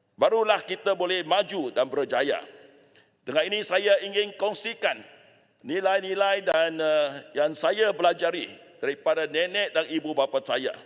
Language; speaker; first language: Malay; non-native, local second language; Chinese